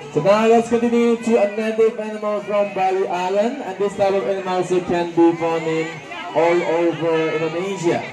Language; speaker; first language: English; non-native, fluent; Indonesian